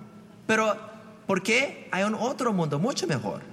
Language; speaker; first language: Spanish; non-native, fluent; English